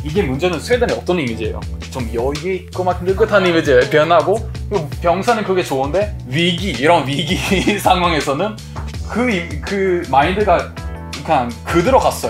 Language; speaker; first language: Korean; non-native, fluent; Swedish